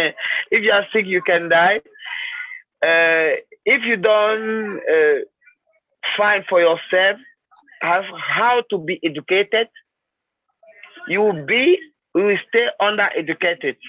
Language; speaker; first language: English; non-native, learner; French